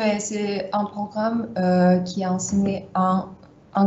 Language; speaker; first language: French; non-native, fluent; Russian